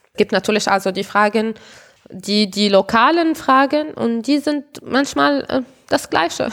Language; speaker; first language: German; non-native, fluent; Arabic